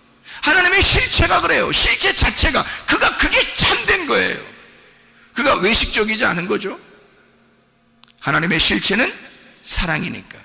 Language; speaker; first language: Korean; native; Korean